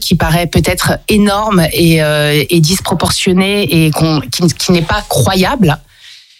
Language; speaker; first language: French; native; French